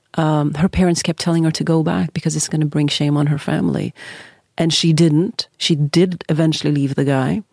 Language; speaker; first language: English; early bilingual, other home language; Norwegian